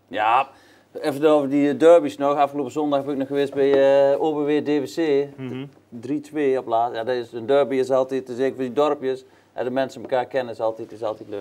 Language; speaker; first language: Dutch; native; Dutch